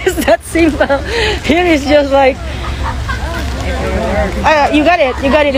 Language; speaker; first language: English; non-native, fluent; Indonesian